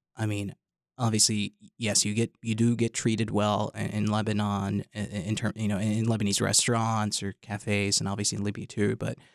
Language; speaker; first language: English; non-native, fluent; Arabic